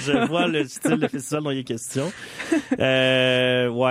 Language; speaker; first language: French; native; French